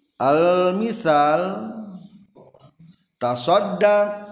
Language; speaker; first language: Arabic; non-native, fluent; Indonesian